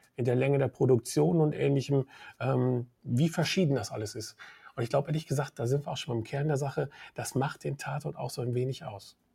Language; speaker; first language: German; native; German